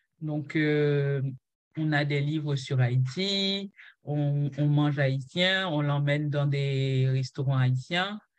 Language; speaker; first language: French; non-native, local second language; Haitian Creole